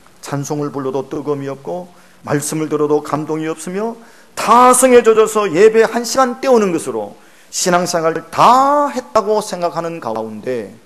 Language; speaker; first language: Korean; native; Korean